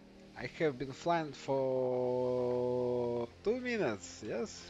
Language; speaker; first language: English; non-native, learner; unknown